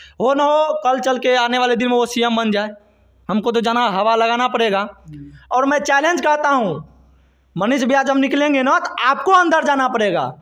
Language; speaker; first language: Hindi; native; Hindi